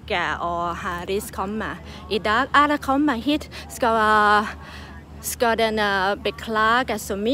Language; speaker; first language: Norwegian; non-native, learner; Thai